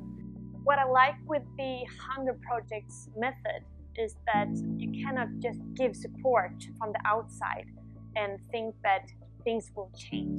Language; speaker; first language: English; non-native, fluent; Swedish